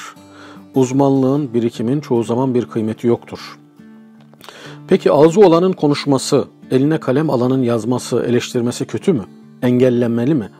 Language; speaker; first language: Turkish; native; Turkish